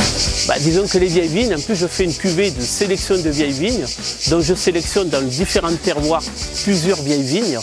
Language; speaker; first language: French; native; French